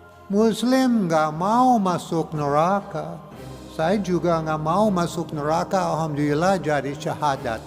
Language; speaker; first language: Indonesian; non-native, learner; English